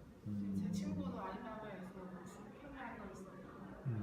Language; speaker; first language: Korean; non-native, learner; Chinese